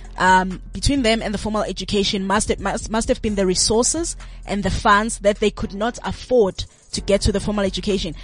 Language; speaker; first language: English; non-native, local second language; Zulu